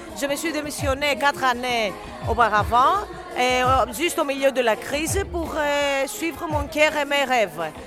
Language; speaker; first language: French; non-native, fluent; Greek